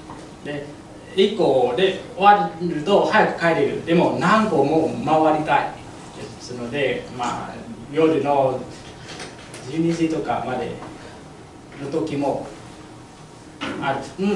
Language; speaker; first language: Japanese; non-native, learner; Vietnamese